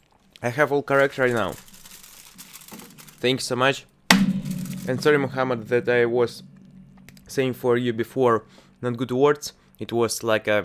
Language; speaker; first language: English; non-native, learner; Russian